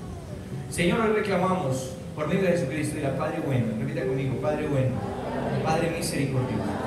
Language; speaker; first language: Spanish; native; Spanish